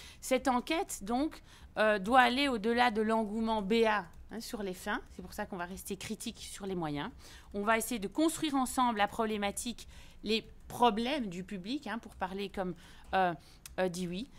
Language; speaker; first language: French; native; French